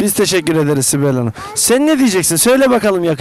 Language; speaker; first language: Turkish; native; Turkish